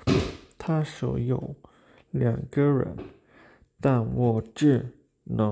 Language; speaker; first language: Chinese; non-native, learner; English